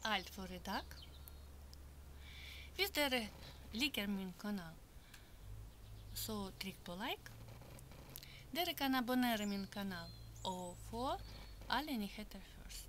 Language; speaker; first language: Norwegian; non-native, learner; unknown